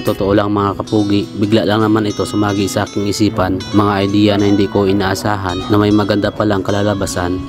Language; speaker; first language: Filipino; non-native, local second language; Bikol